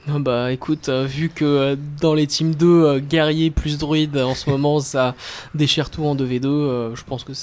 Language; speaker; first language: French; native; French